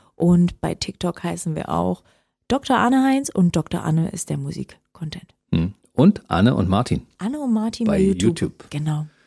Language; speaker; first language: German; native; German